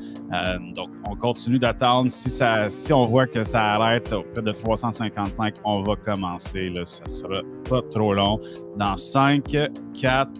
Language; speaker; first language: French; native; French